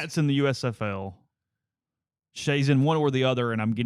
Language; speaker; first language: English; native; English